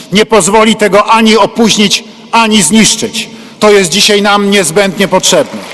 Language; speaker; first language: Polish; native; Polish